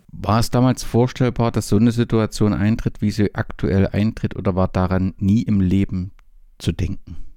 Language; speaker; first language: German; native; German